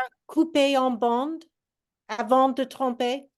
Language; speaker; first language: French; non-native, fluent; English